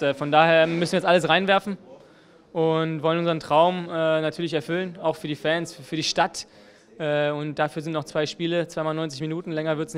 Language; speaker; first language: German; native; German